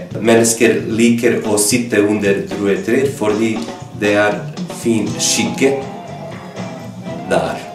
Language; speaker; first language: Norwegian; non-native, learner; Bosnian